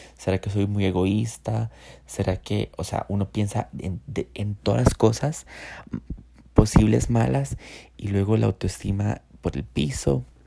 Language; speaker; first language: Spanish; native; Spanish